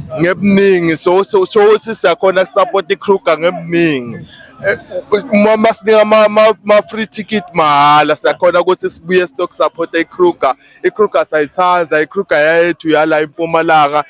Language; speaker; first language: Zulu; non-native, local second language; Swati